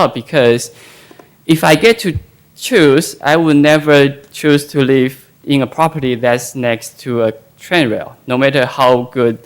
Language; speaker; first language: English; non-native, fluent; Chinese